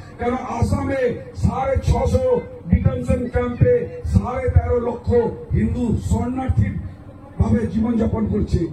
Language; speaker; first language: Bangla; non-native, local second language; Hindi